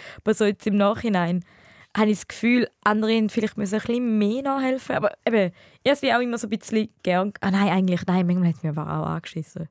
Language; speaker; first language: German; early bilingual, other home language; Tamil